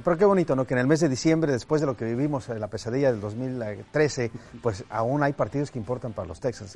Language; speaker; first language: Spanish; native; Spanish